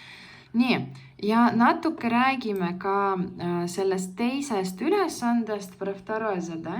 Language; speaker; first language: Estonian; non-native, local second language; Russian